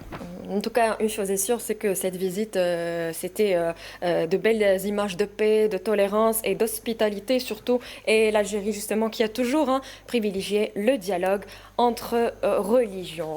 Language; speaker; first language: French; native; French